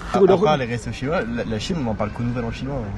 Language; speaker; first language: French; native; French